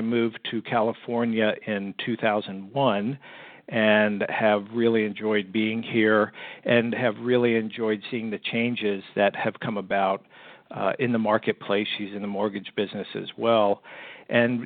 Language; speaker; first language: English; native; English